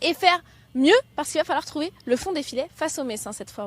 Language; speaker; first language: French; native; French